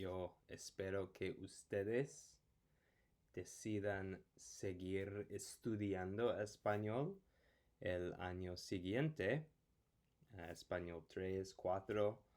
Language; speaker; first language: Spanish; non-native, fluent; English